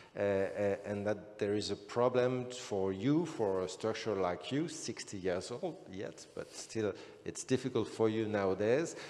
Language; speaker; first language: English; non-native, fluent; French